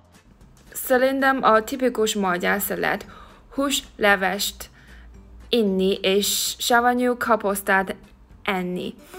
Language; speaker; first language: Hungarian; non-native, learner; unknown